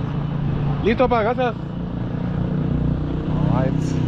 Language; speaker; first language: Spanish; non-native, learner; French